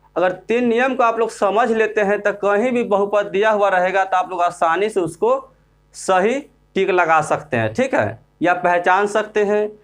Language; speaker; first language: Hindi; native; Hindi